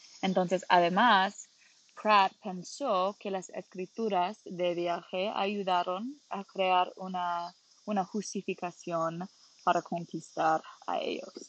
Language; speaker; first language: Spanish; non-native, learner; English